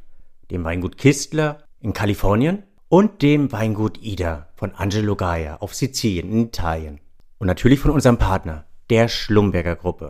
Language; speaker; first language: German; native; German